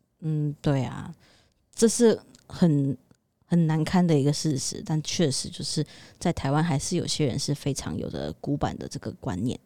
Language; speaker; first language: Chinese; native; Chinese